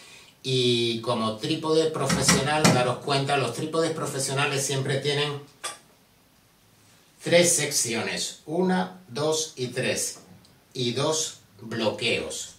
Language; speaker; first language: Spanish; native; Spanish